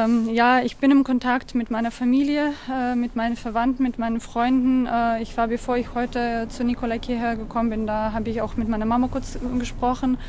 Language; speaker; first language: German; non-native, fluent; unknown